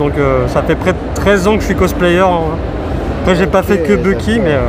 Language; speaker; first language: French; native; French